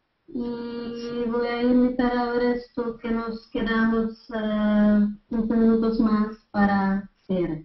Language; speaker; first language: Spanish; non-native, fluent; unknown